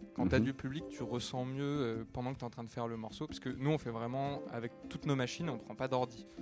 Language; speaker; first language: French; native; French